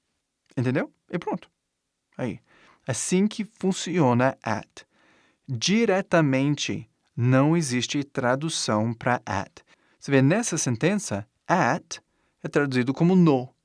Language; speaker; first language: Portuguese; non-native, fluent; English